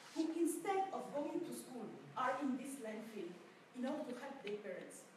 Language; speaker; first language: English; non-native, fluent; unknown